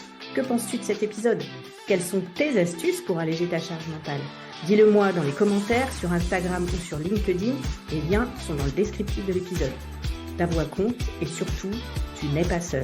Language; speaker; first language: French; native; French